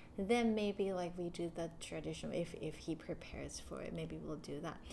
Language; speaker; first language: English; non-native, fluent; Japanese